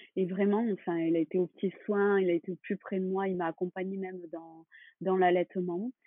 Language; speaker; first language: French; native; French